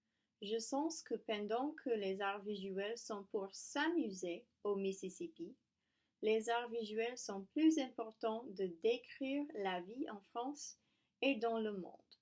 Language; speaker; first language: French; non-native, learner; English